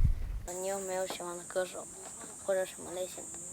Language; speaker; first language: Chinese; native; Chinese